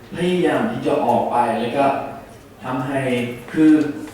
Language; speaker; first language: Thai; non-native, learner; English